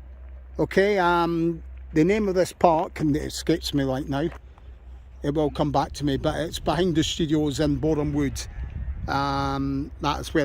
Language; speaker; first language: English; native; English